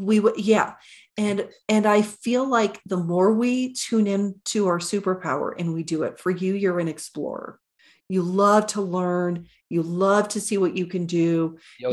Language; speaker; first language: English; native; English